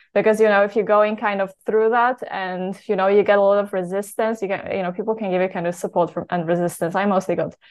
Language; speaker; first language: English; non-native, fluent; Polish